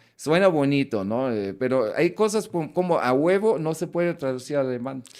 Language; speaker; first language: Spanish; non-native, fluent; German